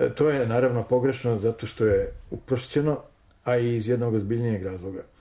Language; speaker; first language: Serbian; native; Serbian